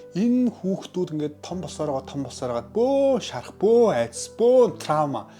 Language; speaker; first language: Mongolian; early bilingual, heritage; Mongolian